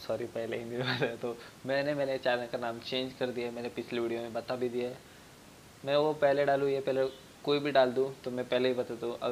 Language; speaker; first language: Hindi; non-native, local second language; Marathi